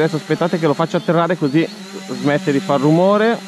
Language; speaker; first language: Italian; native; Italian